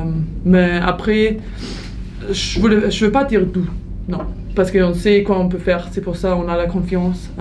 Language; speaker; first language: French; non-native, learner; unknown